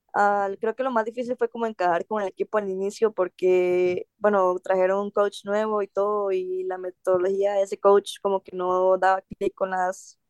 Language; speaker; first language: Spanish; native; Spanish